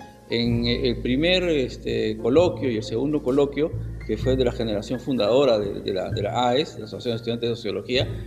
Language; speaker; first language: Spanish; native; Spanish